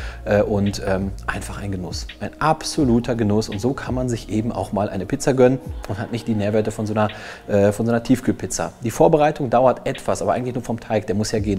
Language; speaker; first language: German; native; German